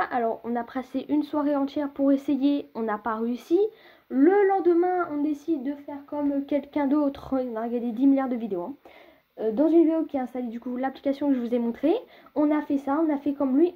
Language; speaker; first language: French; native; French